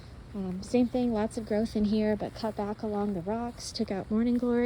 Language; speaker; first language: English; native; English